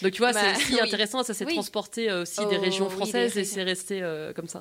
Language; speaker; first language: French; native; French